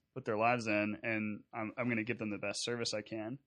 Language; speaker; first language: English; native; English